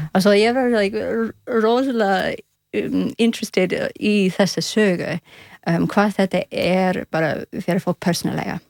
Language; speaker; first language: Icelandic; non-native, learner; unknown